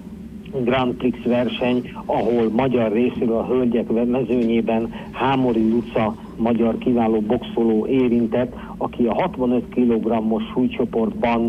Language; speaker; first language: Hungarian; native; Hungarian